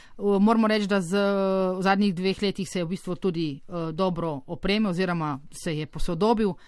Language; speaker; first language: Slovenian; native; Slovenian